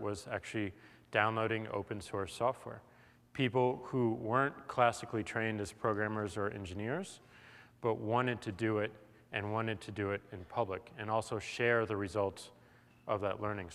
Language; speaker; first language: English; native; English